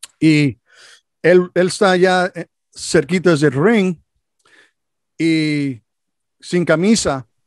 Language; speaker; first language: Spanish; non-native, learner; English